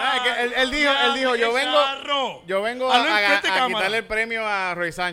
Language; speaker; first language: Spanish; native; Spanish